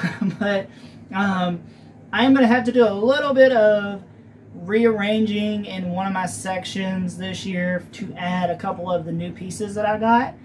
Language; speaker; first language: English; native; English